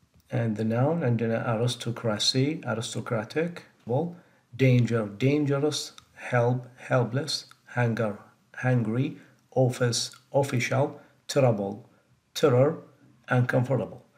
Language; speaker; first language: English; non-native, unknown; Arabic